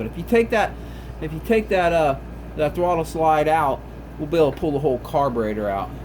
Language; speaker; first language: English; native; English